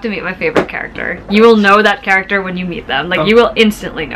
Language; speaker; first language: English; native; English